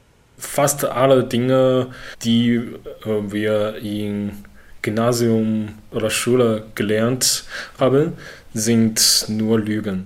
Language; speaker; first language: German; non-native, learner; Chinese